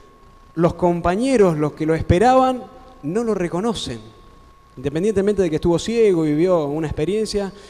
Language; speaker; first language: Spanish; native; Spanish